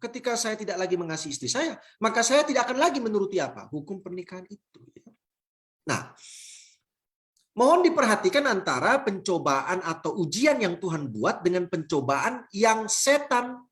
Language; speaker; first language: Indonesian; native; Indonesian